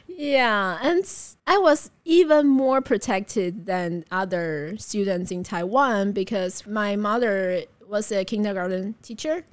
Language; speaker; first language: English; non-native, fluent; Chinese